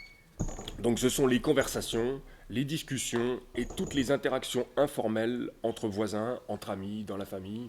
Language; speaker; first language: French; native; French